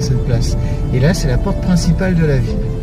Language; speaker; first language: French; native; French